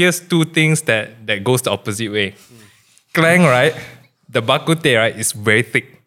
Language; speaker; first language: English; non-native, local second language; Min Nan Chinese